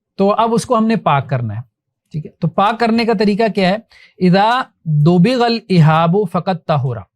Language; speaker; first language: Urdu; non-native, local second language; Punjabi